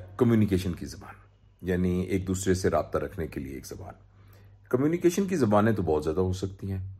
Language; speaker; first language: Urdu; non-native, local second language; Punjabi